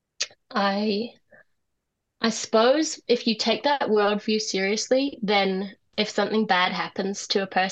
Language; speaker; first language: English; native; English